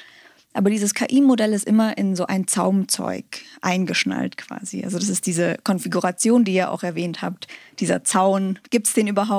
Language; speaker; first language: German; native; German